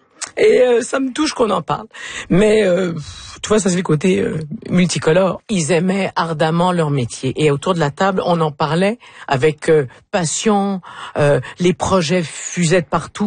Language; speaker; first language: French; native; French